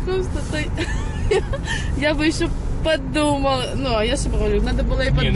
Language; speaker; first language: Russian; native; Russian